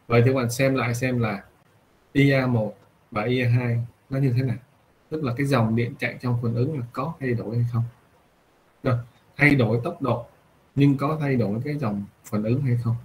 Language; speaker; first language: Vietnamese; native; Vietnamese